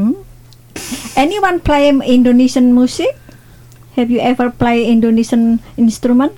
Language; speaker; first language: English; non-native, learner; Indonesian